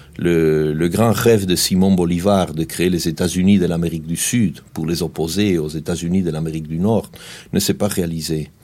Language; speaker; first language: French; non-native, fluent; Spanish